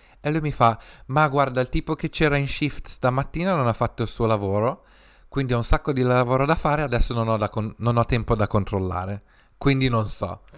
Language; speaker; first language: Italian; early bilingual, other home language; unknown